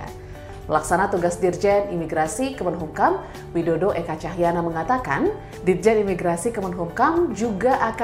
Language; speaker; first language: Indonesian; native; Indonesian